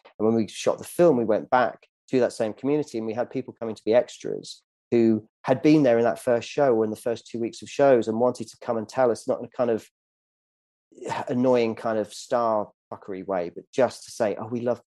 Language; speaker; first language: English; native; English